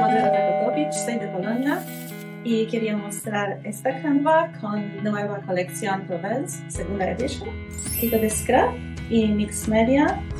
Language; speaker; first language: Spanish; non-native, fluent; Polish